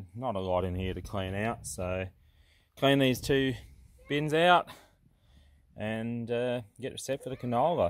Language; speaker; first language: English; native; English